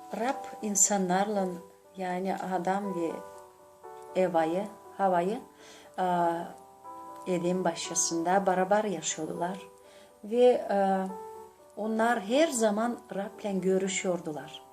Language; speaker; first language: Turkish; non-native, learner; Gagauz